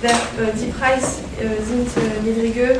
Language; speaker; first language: German; non-native, learner; French